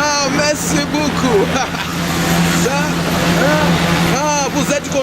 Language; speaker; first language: French; non-native, learner; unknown